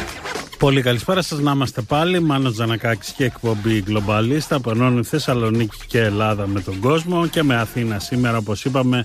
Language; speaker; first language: Greek; native; Greek